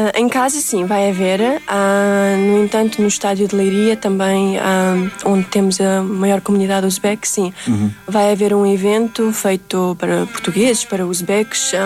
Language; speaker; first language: Portuguese; early bilingual, other home language; Uzbek